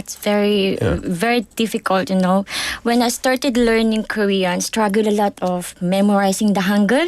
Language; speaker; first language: English; non-native, local second language; Filipino